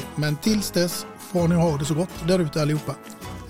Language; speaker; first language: Swedish; native; Swedish